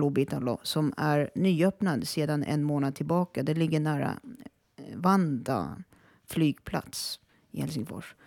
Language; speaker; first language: Swedish; early bilingual, other home language; Finnish